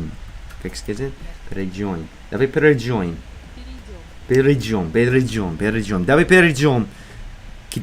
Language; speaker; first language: Russian; non-native, learner; English